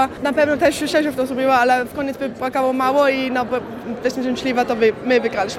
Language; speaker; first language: Polish; early bilingual, heritage; Polish